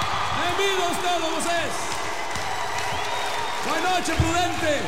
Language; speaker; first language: Portuguese; non-native, fluent; Spanish